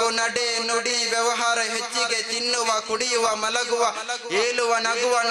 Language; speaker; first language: Kannada; non-native, local second language; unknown